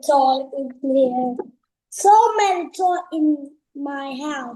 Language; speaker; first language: English; non-native, learner; Vietnamese